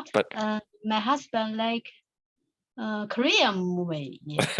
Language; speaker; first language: English; non-native, learner; Chinese